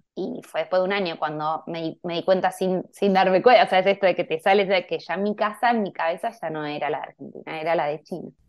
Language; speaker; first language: Spanish; native; Spanish